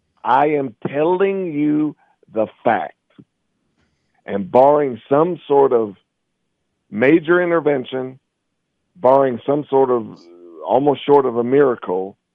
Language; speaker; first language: English; native; English